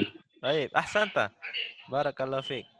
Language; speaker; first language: Arabic; non-native, fluent; Indonesian